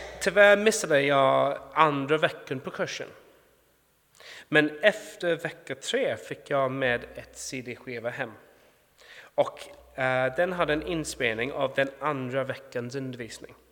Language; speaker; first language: Swedish; non-native, fluent; English